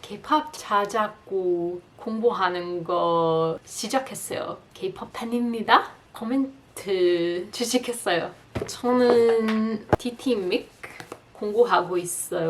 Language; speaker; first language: Korean; non-native, learner; English